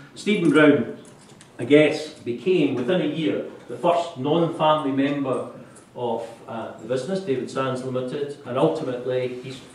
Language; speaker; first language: English; native; English